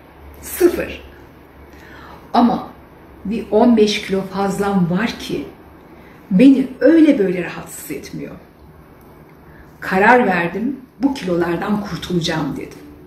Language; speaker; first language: Turkish; native; Turkish